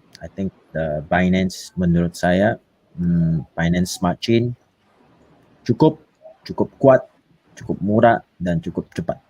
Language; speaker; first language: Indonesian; non-native, fluent; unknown